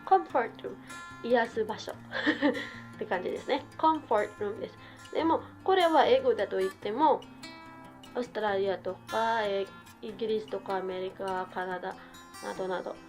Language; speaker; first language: Japanese; non-native, fluent; Cebuano